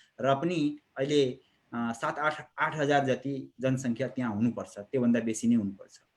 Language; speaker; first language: Nepali; native; Nepali